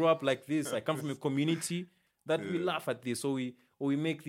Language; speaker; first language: English; native; English